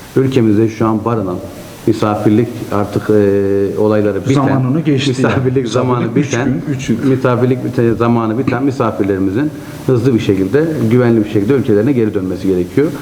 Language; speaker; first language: Turkish; native; Turkish